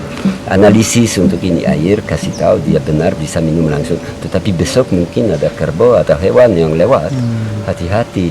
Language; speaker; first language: Indonesian; non-native, learner; French